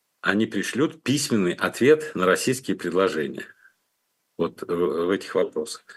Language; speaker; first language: Russian; native; Russian